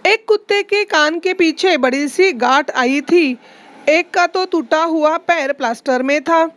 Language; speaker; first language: Hindi; non-native, local second language; Marathi